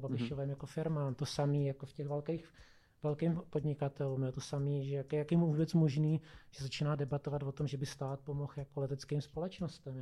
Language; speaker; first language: Czech; native; Czech